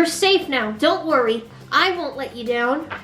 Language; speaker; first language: English; native; English